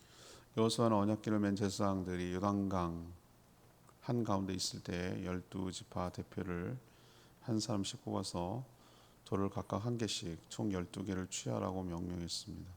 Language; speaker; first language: Korean; native; Korean